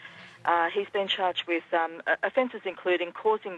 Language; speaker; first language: English; native; English